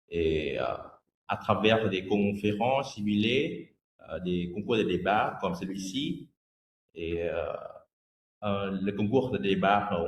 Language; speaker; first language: French; non-native, fluent; Vietnamese